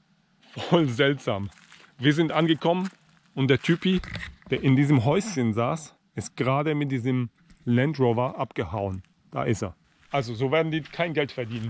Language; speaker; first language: German; native; German